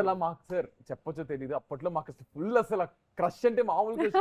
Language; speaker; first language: Telugu; native; Telugu